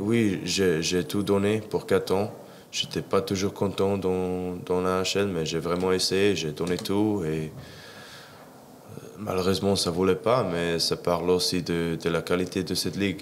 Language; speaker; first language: French; non-native, fluent; English